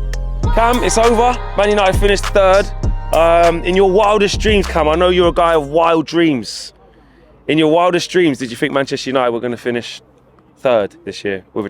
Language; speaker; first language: English; native; English